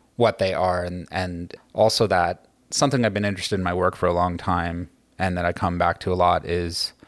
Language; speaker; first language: English; native; English